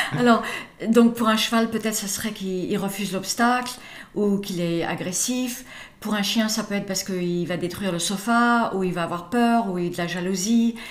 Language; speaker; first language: French; early bilingual, other home language; English